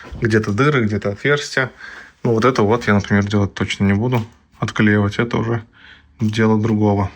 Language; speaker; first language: Russian; native; Russian